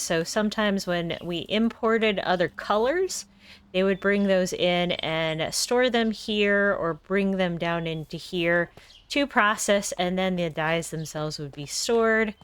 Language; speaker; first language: English; native; English